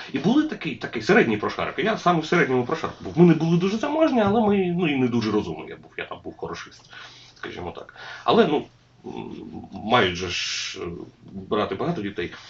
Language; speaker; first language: Ukrainian; non-native, local second language; Russian